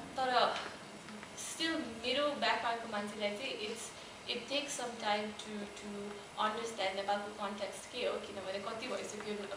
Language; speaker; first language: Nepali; early bilingual, heritage; Nepali